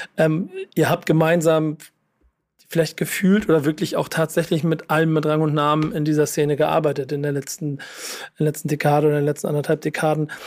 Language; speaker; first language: German; native; German